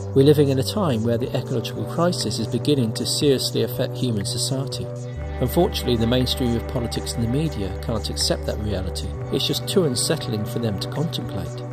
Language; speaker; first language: English; native; English